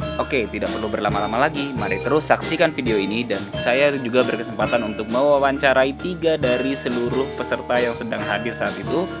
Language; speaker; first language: Indonesian; native; Indonesian